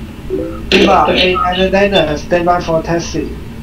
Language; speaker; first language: English; non-native, fluent; Chinese